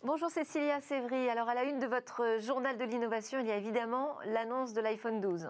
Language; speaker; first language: French; native; French